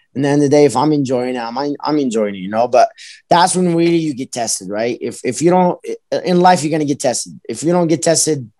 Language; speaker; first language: English; early bilingual, other home language; Arabic